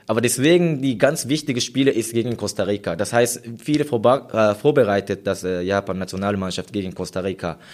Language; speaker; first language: German; non-native, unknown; Japanese